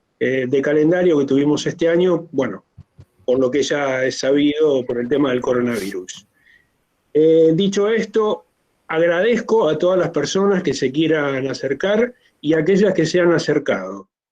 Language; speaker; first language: Spanish; native; Spanish